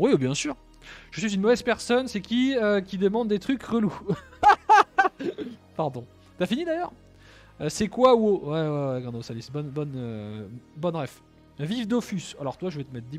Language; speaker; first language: French; native; French